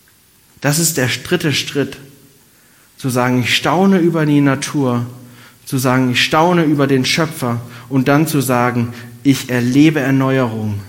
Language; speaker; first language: German; native; German